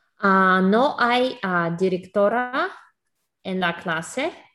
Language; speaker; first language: Spanish; non-native, learner; English